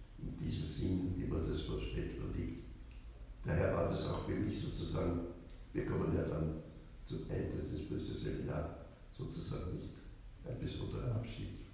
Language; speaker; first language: German; native; German